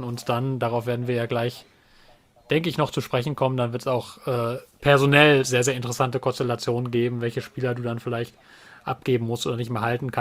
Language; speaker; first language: German; native; German